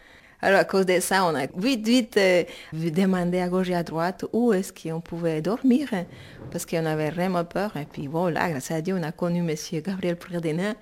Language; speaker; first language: French; non-native, fluent; Spanish